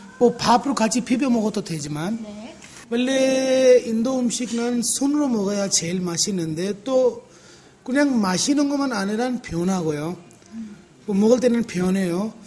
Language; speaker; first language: Korean; non-native, fluent; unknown